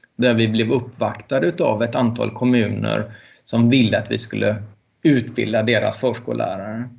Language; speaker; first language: Swedish; native; Swedish